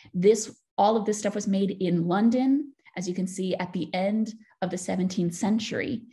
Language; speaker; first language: English; native; English